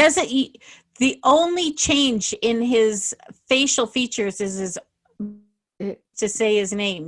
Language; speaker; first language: English; native; English